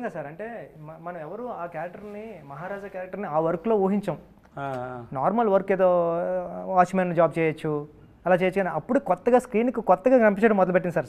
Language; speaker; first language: Telugu; native; Telugu